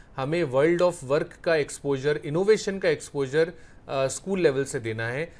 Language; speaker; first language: Hindi; native; Hindi